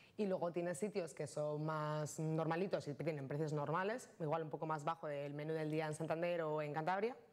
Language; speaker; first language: Spanish; native; Spanish